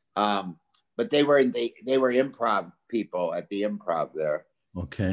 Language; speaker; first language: English; native; English